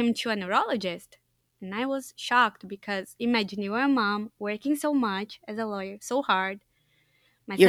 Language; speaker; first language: English; non-native, fluent; Portuguese